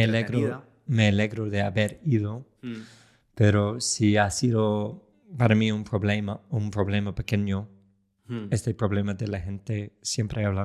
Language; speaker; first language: Spanish; non-native, fluent; English